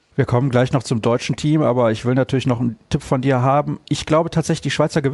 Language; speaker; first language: German; native; German